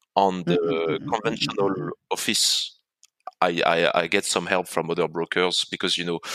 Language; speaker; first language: English; non-native, fluent; French